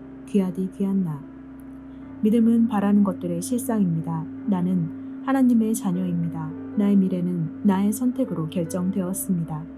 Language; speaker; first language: Korean; native; Korean